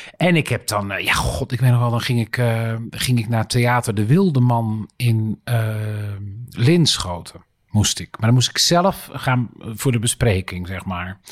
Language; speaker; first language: Dutch; native; Dutch